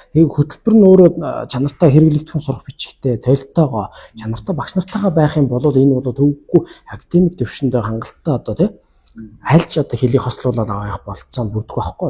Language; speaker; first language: Mongolian; non-native, local second language; Kazakh